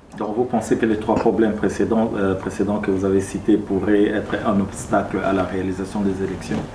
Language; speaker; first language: French; non-native, local second language; Lingala